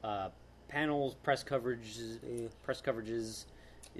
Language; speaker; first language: English; native; English